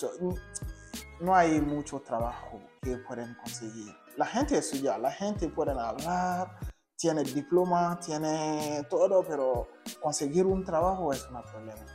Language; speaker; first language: Spanish; non-native, learner; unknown